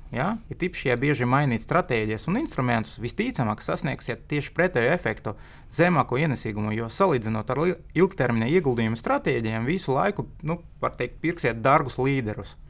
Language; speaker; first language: Latvian; non-native, local second language; Russian